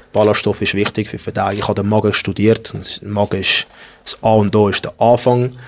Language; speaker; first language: German; early bilingual, other home language; English